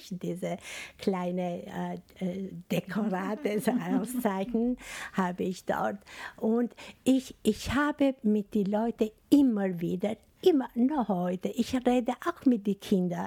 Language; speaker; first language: German; non-native, fluent; Albanian